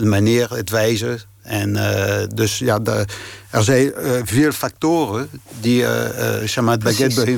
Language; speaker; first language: Dutch; non-native, fluent; French